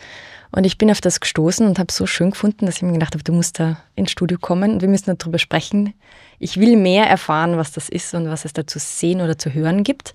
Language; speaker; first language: German; native; German